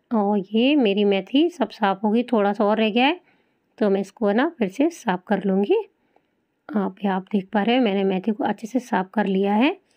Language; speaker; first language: Hindi; native; Hindi